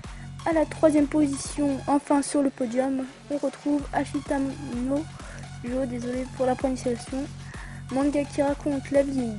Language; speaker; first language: French; native; French